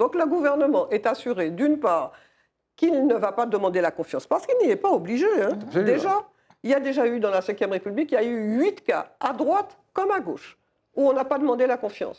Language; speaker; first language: French; native; French